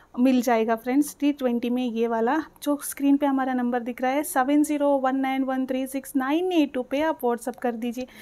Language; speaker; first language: Hindi; non-native, local second language; Telugu